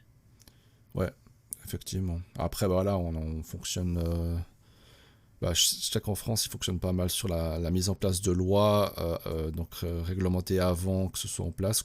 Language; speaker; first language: French; native; French